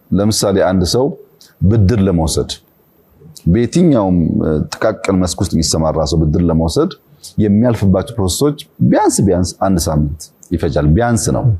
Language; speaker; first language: Amharic; non-native, local second language; Oromo